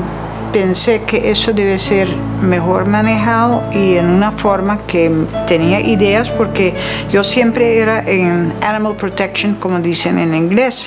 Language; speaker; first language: Spanish; non-native, fluent; Dutch